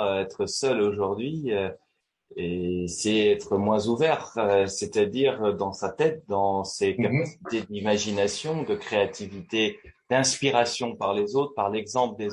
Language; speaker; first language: French; native; French